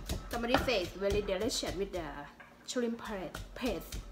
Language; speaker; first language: English; non-native, learner; Thai